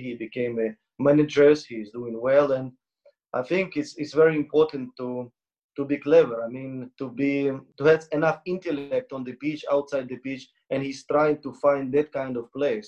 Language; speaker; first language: English; non-native, learner; Ukrainian